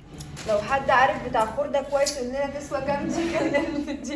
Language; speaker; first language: Arabic; native; Arabic